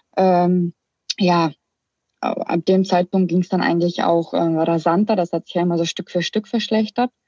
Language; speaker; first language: German; early bilingual, other home language; Russian